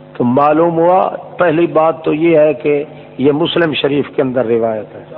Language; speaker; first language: Urdu; non-native, local second language; Saraiki